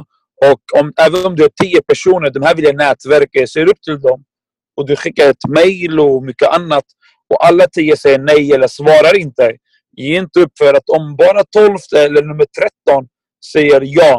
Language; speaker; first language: Swedish; non-native, fluent; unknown